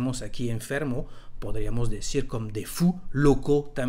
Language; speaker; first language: Spanish; non-native, fluent; French